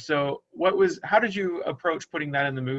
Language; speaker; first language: English; native; English